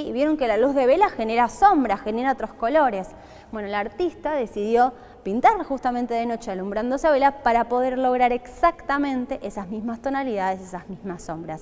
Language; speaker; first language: Spanish; native; Spanish